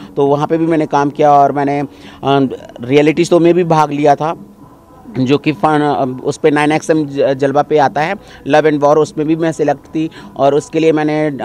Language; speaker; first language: Hindi; native; Hindi